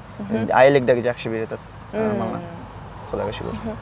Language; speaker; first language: Kyrgyz; non-native, learner; Bangla